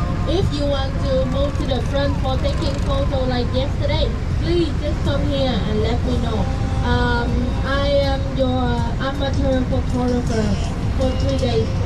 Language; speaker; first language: English; non-native, fluent; Vietnamese